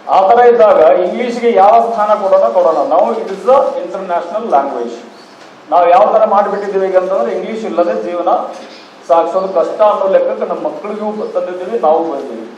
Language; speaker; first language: Kannada; native; Kannada